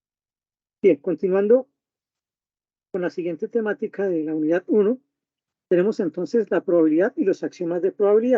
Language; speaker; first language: Spanish; native; Spanish